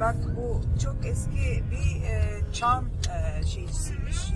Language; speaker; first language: Turkish; early bilingual, heritage; Turkish